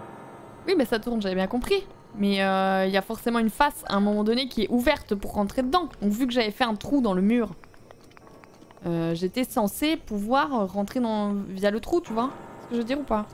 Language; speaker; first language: French; native; French